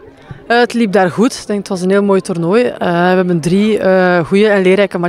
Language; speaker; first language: Dutch; native; Dutch